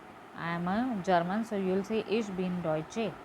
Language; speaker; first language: German; non-native, learner; Hindi